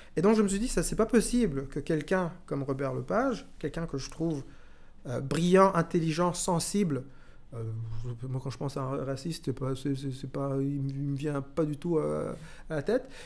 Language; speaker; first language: French; non-native, local second language; Kinyarwanda